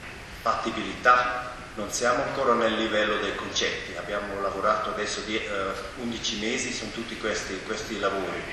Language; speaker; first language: Italian; non-native, local second language; German